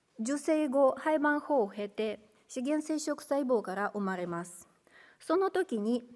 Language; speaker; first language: Japanese; non-native, fluent; Russian